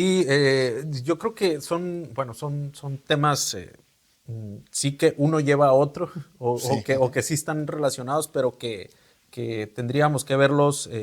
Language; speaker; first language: Spanish; native; Spanish